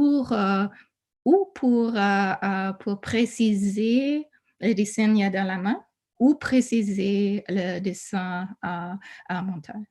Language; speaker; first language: French; non-native, fluent; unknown